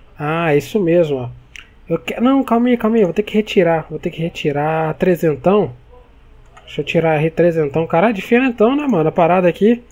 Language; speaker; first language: Portuguese; native; Portuguese